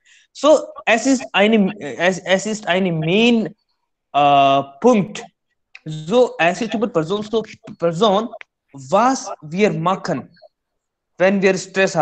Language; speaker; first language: German; non-native, learner; Hindi